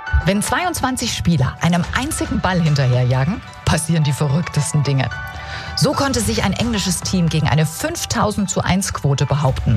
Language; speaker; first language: German; native; German